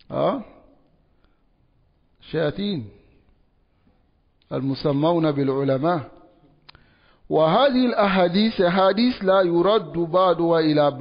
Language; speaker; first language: Arabic; non-native, fluent; Dyula